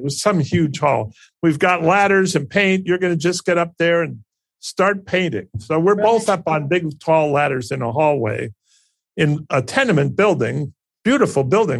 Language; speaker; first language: English; native; English